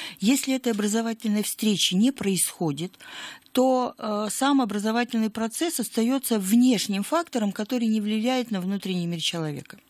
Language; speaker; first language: Russian; native; Russian